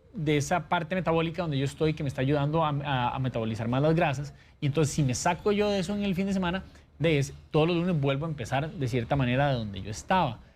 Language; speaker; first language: Spanish; native; Spanish